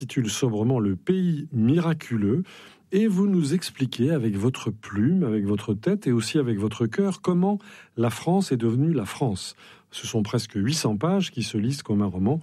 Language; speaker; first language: French; native; French